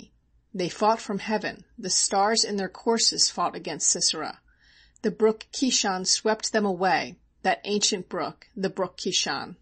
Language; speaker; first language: English; native; English